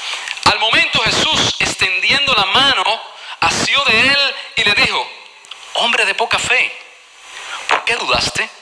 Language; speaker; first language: Spanish; native; Spanish